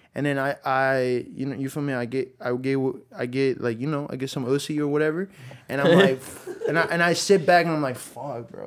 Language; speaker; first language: English; early bilingual, other home language; Spanish